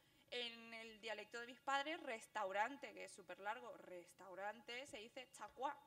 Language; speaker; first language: Spanish; early bilingual, other home language; Chinese